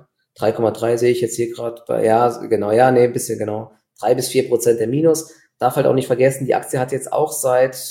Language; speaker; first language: German; native; German